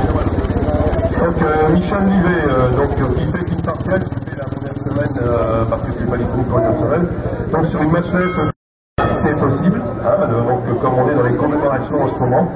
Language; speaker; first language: French; native; French